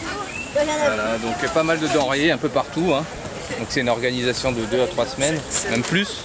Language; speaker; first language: French; native; French